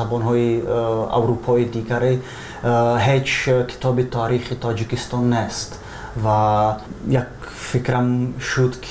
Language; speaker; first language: Persian; non-native, fluent; Czech